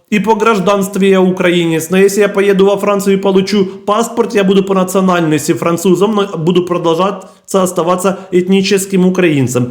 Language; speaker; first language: Russian; native; Russian